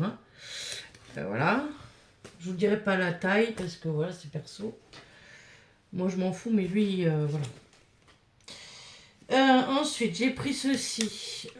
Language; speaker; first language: French; native; French